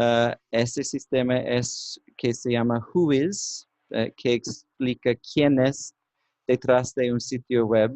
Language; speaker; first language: Spanish; non-native, learner; English